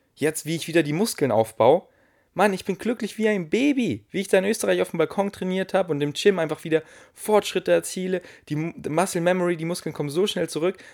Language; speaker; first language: German; native; German